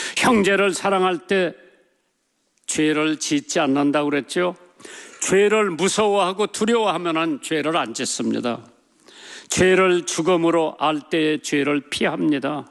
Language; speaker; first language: Korean; native; Korean